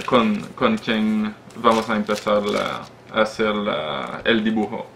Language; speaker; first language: Spanish; non-native, learner; French